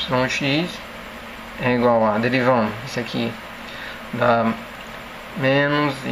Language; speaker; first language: Portuguese; native; Portuguese